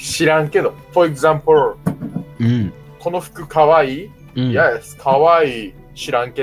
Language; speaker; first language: Japanese; native; Japanese